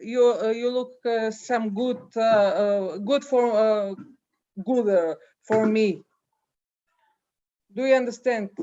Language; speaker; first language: English; non-native, learner; Bulgarian